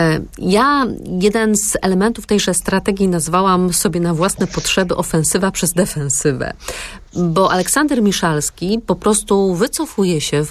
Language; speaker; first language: Polish; native; Polish